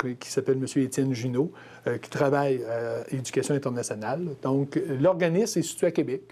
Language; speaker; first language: French; native; French